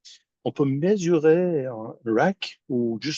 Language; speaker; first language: French; non-native, fluent; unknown